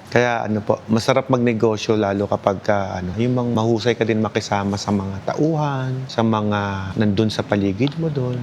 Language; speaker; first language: Filipino; native; Filipino